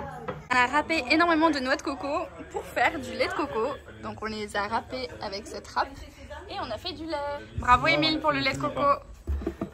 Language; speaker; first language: French; native; French